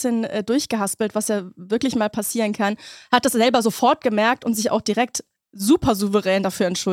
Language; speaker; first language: German; native; German